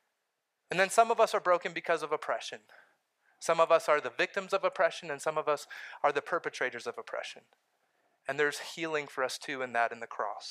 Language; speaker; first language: English; native; English